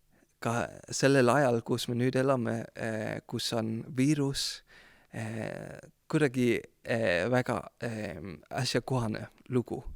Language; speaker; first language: Estonian; non-native, fluent; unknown